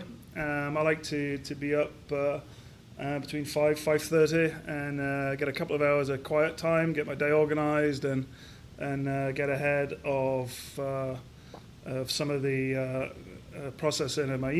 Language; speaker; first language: English; native; English